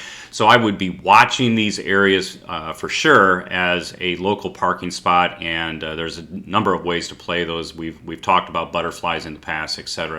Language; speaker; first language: English; native; English